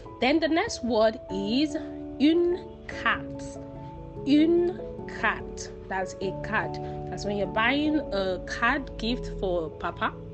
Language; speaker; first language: English; non-native, local second language; Yoruba